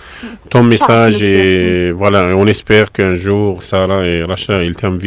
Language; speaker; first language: French; non-native, fluent; Arabic